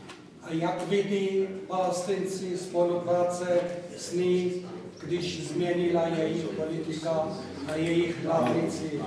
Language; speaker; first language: Czech; non-native, learner; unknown